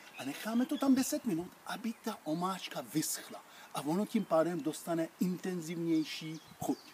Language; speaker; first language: Czech; non-native, fluent; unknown